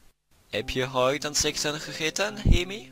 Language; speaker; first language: Dutch; non-native, learner; French